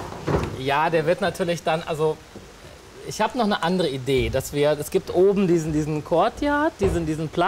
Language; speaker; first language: German; native; German